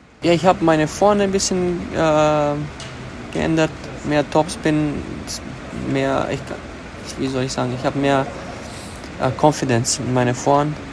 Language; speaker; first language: German; early bilingual, other home language; Romanian